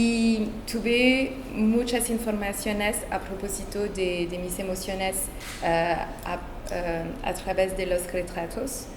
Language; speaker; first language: Spanish; non-native, fluent; French